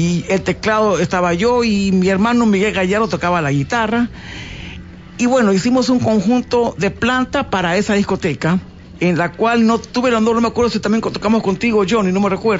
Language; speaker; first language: Spanish; native; Spanish